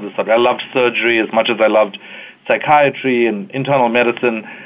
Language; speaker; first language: English; native; English